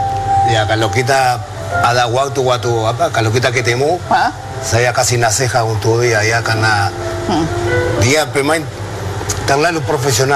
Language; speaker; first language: Indonesian; non-native, fluent; Spanish